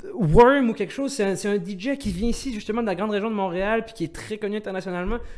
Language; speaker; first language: French; non-native, local second language; Arabic